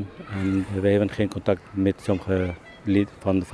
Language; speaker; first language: Dutch; non-native, learner; Arabic